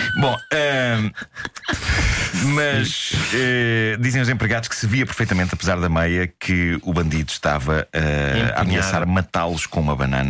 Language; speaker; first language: Portuguese; native; Portuguese